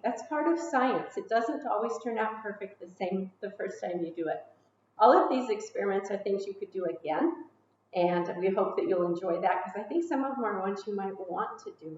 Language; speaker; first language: English; native; English